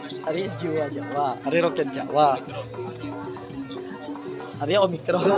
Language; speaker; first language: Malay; non-native, local second language; Madurese